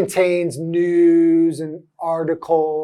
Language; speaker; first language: English; native; English